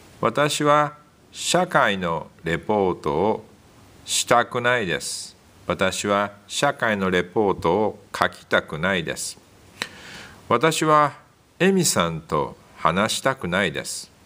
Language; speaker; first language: Japanese; non-native, learner; English